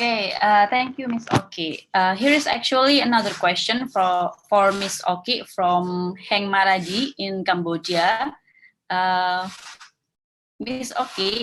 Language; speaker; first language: English; non-native, fluent; Indonesian